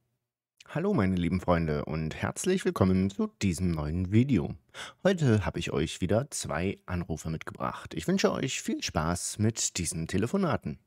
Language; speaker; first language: German; native; German